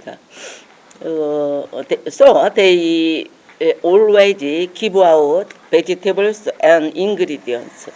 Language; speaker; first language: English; non-native, learner; Korean